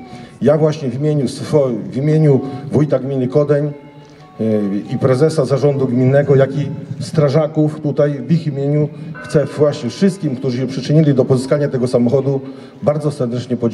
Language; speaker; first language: Polish; native; Polish